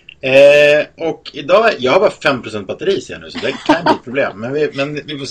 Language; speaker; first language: Swedish; native; Swedish